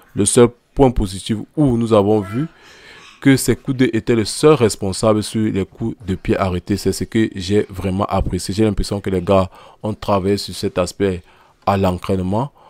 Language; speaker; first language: French; native; French